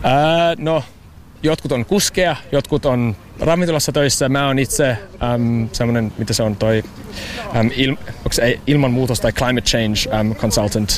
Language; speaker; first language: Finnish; non-native, fluent; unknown